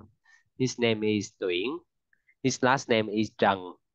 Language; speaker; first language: English; non-native, fluent; Vietnamese